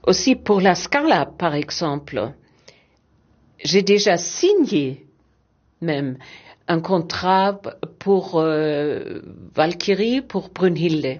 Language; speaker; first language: French; non-native, fluent; German